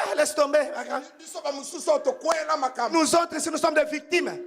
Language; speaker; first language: French; non-native, local second language; Lingala